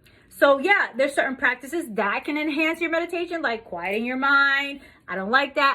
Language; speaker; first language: English; native; English